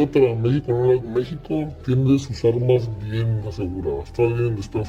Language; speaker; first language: Spanish; native; Spanish